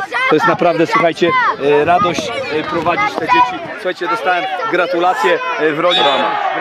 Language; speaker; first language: Polish; native; Polish